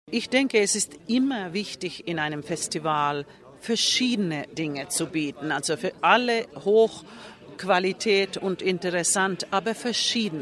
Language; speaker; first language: German; non-native, fluent; Finnish